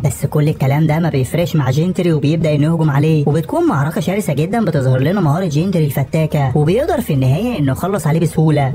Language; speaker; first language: Arabic; native; Arabic